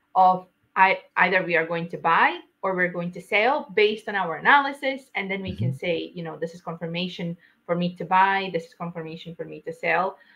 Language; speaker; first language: English; non-native, fluent; Latvian